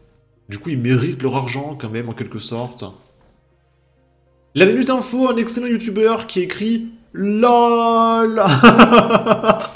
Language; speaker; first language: French; native; French